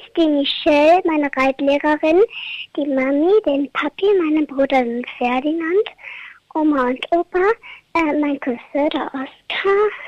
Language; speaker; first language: German; native; German